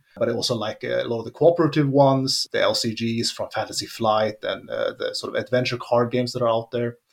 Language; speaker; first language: English; non-native, fluent; Swedish